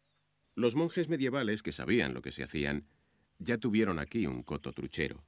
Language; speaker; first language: Spanish; native; Spanish